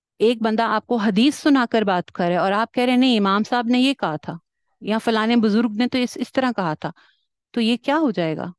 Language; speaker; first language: Urdu; native; Urdu